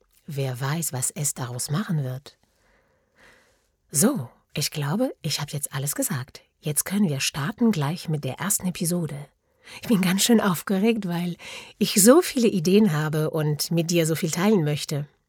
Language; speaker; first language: German; non-native, fluent; French